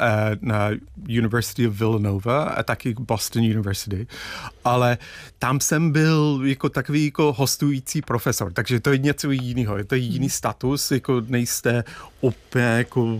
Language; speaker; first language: Czech; non-native, fluent; English